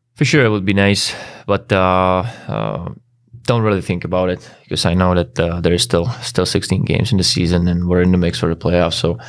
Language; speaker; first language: English; non-native, fluent; Czech